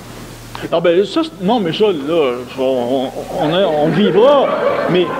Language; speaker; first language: French; native; French